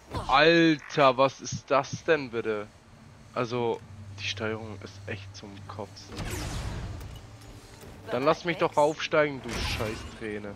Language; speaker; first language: German; native; German